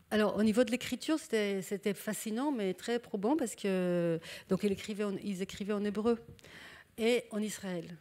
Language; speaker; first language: French; non-native, fluent; Hebrew